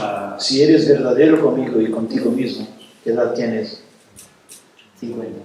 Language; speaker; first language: Spanish; non-native, fluent; Portuguese